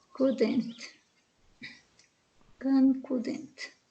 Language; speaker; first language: English; non-native, learner; Spanish